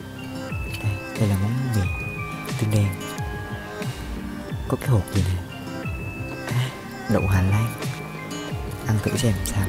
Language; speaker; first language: Vietnamese; native; Vietnamese